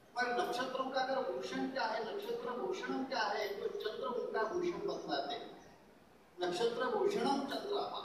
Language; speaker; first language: Hindi; non-native, local second language; Marathi